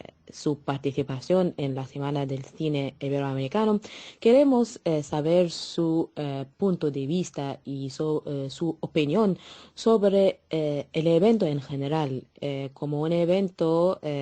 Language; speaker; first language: Spanish; non-native, fluent; Arabic